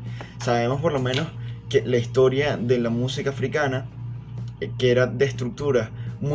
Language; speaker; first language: Spanish; native; Spanish